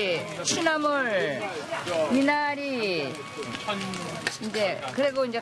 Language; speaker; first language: Korean; native; Korean